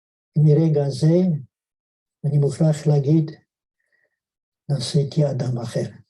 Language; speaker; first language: Hebrew; non-native, fluent; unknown